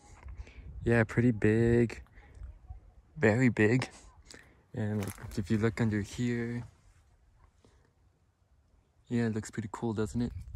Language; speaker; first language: English; native; English